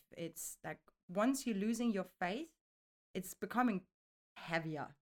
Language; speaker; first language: English; non-native, fluent; German